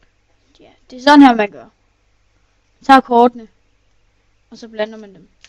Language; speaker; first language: Danish; native; Danish